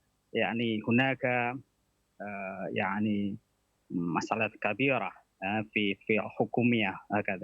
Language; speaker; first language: Arabic; non-native, learner; Indonesian